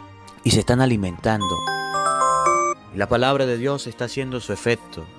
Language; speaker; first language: Spanish; native; Spanish